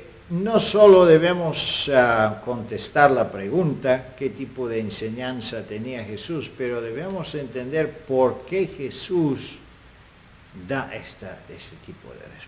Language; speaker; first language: Spanish; non-native, fluent; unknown